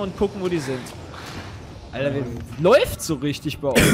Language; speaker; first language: German; native; German